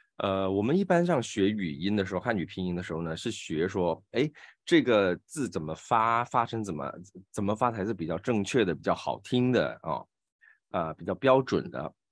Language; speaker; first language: Chinese; native; Chinese